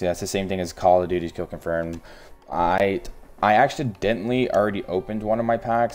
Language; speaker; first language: English; native; English